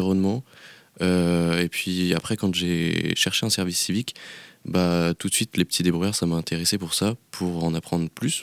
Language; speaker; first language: French; native; French